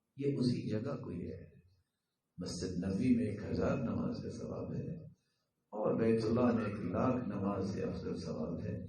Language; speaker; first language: Urdu; non-native, local second language; Northern Hindko